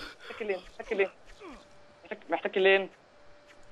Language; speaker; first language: Arabic; native; Arabic